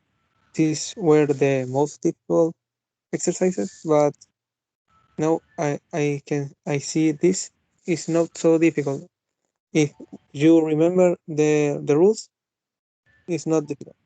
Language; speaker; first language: English; non-native, fluent; Spanish